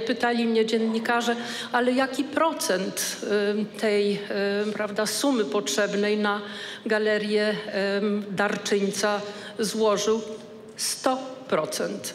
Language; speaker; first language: Polish; native; Polish